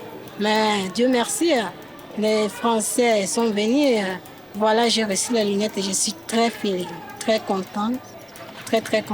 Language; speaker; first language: French; non-native, fluent; Portuguese